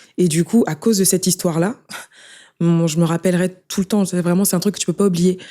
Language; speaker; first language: French; early bilingual, other home language; Haitian Creole